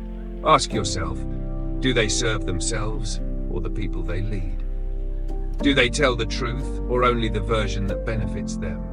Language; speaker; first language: English; native; English